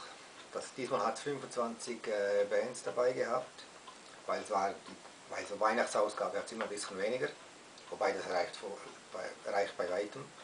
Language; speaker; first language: German; native; German